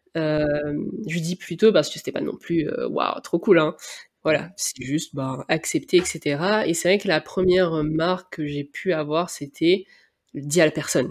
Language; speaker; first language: French; native; French